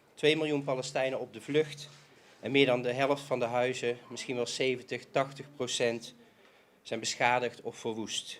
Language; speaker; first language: Dutch; native; Dutch